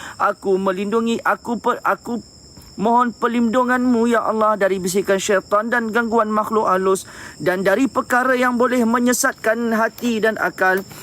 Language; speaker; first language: Malay; native; Malay